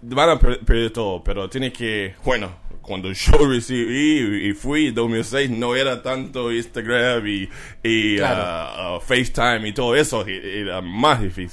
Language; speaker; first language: Spanish; non-native, learner; English